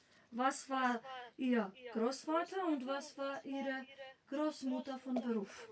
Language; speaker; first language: German; non-native, fluent; Macedonian